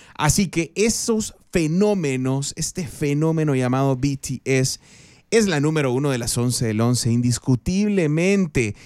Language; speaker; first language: Spanish; native; Spanish